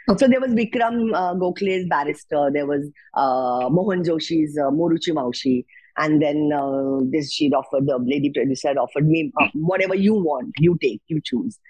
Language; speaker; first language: English; non-native, local second language; Marathi